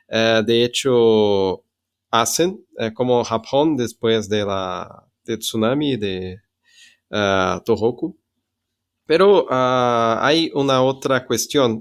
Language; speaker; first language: Spanish; non-native, fluent; Portuguese